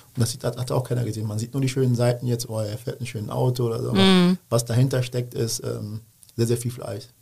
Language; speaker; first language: German; early bilingual, other home language; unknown